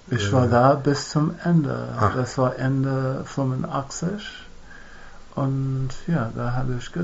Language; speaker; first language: German; non-native, fluent; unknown